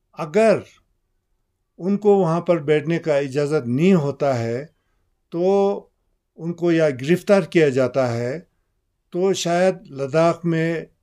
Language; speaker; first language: Hindi; non-native, local second language; Ladakhi